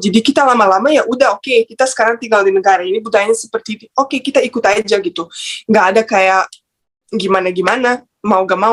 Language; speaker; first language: Indonesian; non-native, fluent; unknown